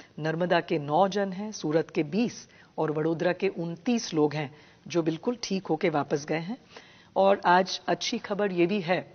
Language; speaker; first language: Hindi; non-native, local second language; Gujarati